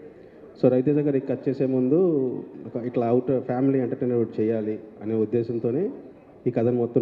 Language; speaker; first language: Telugu; native; Telugu